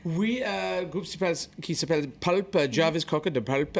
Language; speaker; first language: French; non-native, fluent; English